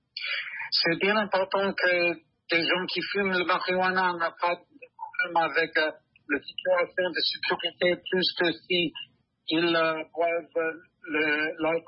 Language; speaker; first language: French; non-native, learner; English